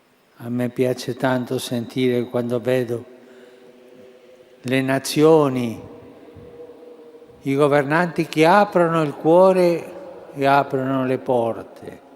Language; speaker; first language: Italian; early bilingual, heritage; Spanish